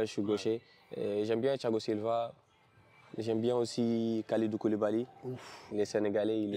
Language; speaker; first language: French; non-native, local second language; Wolof